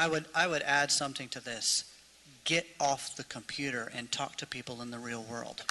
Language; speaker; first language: English; native; English